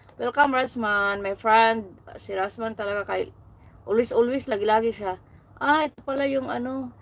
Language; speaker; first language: Filipino; non-native, local second language; Cebuano